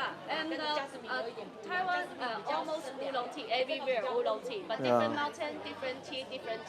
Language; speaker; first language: English; non-native, learner; Chinese